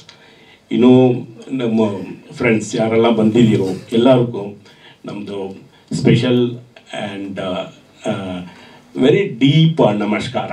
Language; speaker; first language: Kannada; non-native, learner; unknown